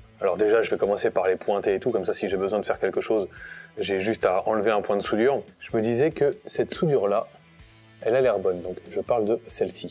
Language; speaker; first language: French; native; French